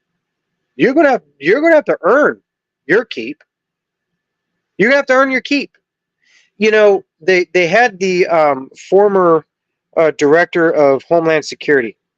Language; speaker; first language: English; native; English